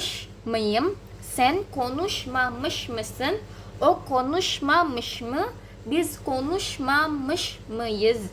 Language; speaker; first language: Turkish; non-native, learner; Indonesian